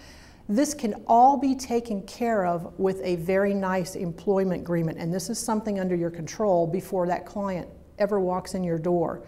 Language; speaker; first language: English; native; English